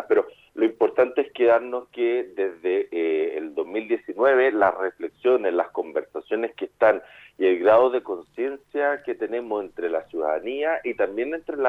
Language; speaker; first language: Spanish; native; Spanish